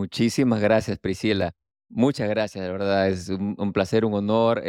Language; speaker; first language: Spanish; native; Spanish